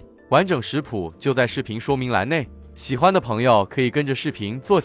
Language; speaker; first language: Chinese; native; Chinese